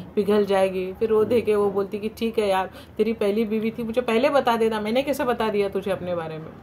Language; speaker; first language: Hindi; non-native, local second language; Marathi